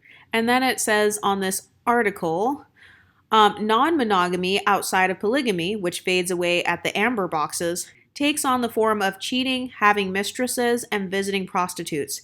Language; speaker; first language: English; native; English